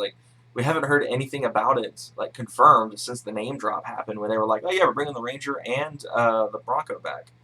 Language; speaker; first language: English; native; English